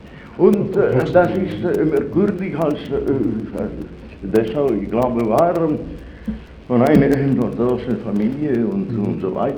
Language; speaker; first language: German; non-native, fluent; Italian